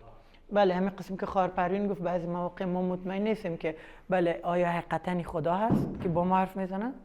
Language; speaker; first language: Persian; native; Persian